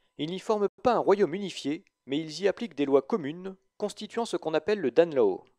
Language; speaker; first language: French; native; French